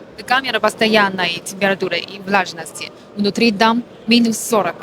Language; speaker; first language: Russian; non-native, learner; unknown